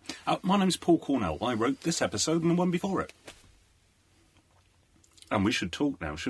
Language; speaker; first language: English; native; English